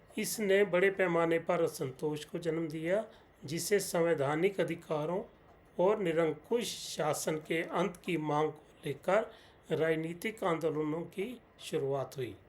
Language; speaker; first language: Hindi; non-native, local second language; Punjabi